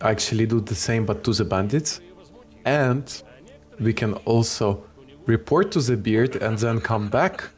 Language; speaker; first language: English; non-native, fluent; Ukrainian